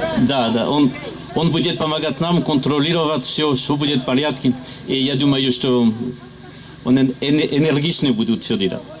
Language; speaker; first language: Russian; non-native, learner; French